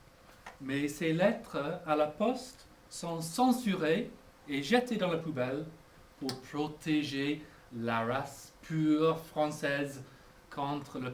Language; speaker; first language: French; non-native, fluent; English